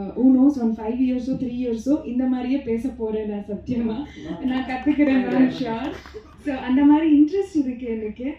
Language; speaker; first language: Tamil; non-native, local second language; Kannada